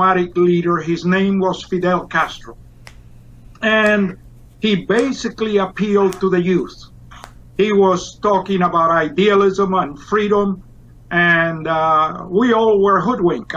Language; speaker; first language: English; non-native, fluent; Spanish